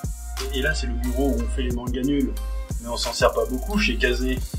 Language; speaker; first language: French; native; French